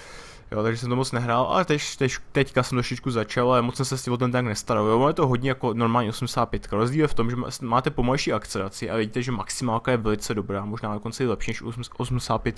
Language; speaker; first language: Czech; native; Czech